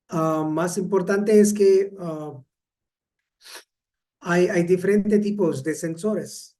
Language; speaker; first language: Spanish; non-native, learner; Hindi